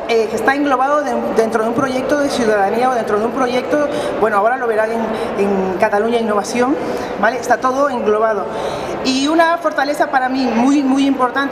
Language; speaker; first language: Spanish; native; Spanish